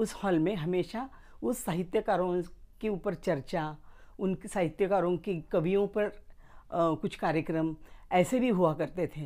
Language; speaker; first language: Hindi; native; Hindi